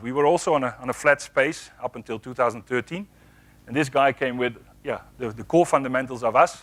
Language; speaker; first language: English; non-native, fluent; Dutch